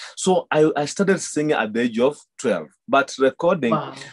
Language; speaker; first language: English; non-native, local second language; Luyia